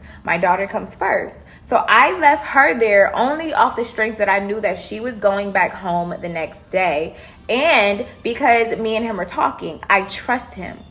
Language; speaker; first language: English; native; English